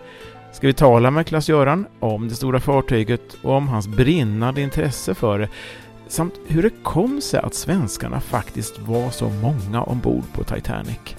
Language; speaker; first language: Swedish; native; Swedish